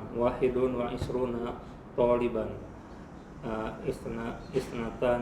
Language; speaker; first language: Arabic; non-native, learner; Indonesian